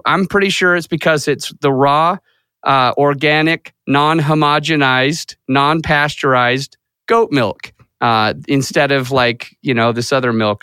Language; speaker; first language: English; native; English